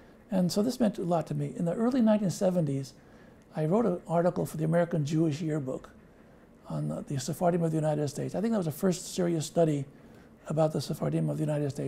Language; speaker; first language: English; native; English